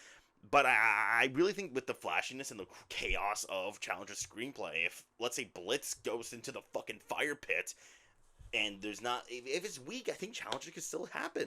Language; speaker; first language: English; native; English